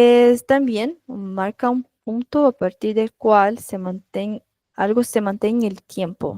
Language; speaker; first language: Spanish; non-native, fluent; Portuguese